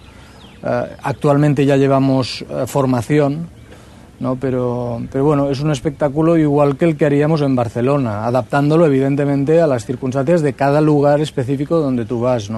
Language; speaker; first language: Spanish; native; Spanish